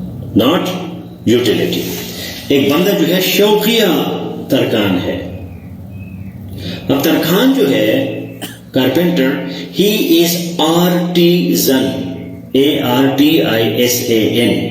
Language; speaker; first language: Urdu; non-native, local second language; Pashto